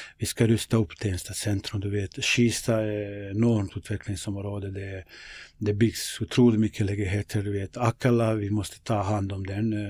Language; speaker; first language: Swedish; non-native, fluent; Bosnian